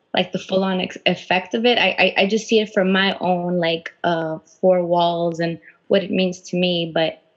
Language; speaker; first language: English; native; English